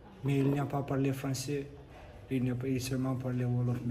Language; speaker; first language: French; non-native, learner; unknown